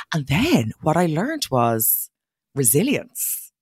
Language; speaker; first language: English; native; English